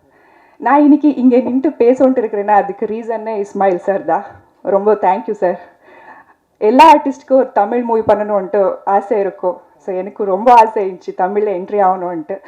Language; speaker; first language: Tamil; non-native, learner; Kannada